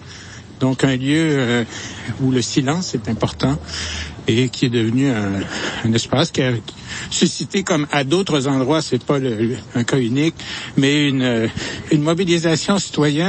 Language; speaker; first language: French; native; French